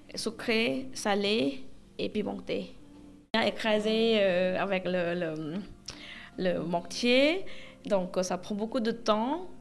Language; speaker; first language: French; non-native, learner; Thai